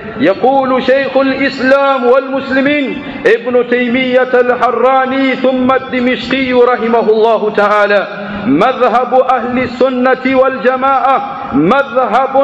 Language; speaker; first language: Arabic; non-native, fluent; Swahili